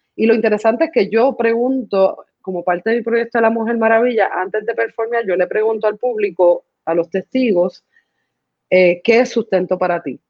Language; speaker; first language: Spanish; early bilingual, other home language; English